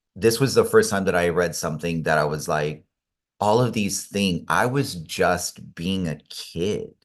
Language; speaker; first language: English; native; English